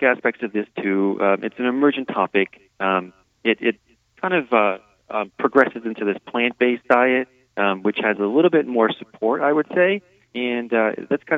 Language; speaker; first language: English; native; English